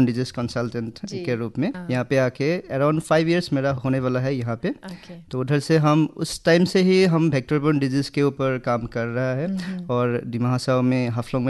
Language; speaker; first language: Hindi; non-native, local second language; Assamese